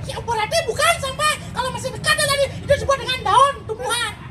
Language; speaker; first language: Indonesian; non-native, local second language; Balinese